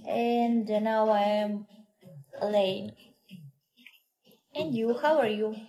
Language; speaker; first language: English; non-native, learner; Russian